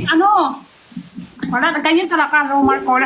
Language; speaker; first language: Filipino; non-native, learner; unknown